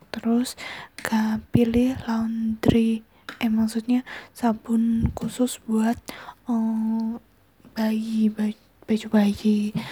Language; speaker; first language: Indonesian; native; Indonesian